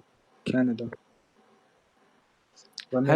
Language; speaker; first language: Arabic; non-native, learner; English